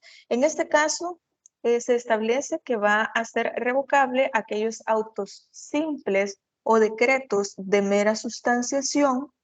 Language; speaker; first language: Spanish; native; Spanish